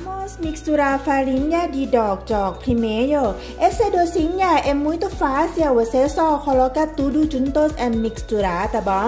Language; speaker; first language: Portuguese; non-native, learner; Thai